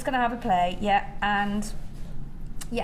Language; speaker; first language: English; native; English